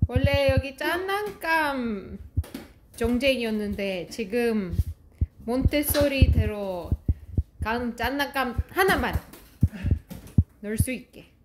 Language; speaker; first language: Korean; non-native, fluent; Russian